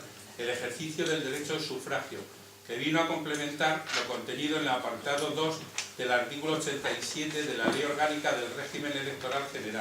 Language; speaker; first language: Spanish; native; Spanish